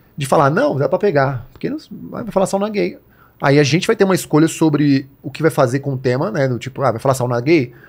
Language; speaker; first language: Portuguese; native; Portuguese